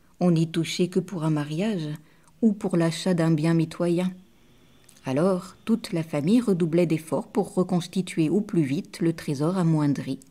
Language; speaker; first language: French; native; French